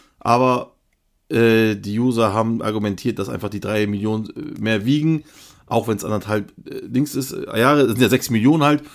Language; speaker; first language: German; early bilingual, other home language; Turkish